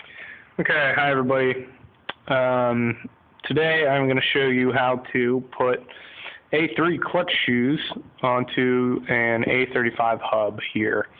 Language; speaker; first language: English; native; English